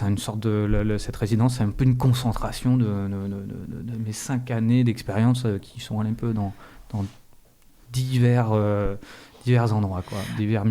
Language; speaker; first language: French; native; French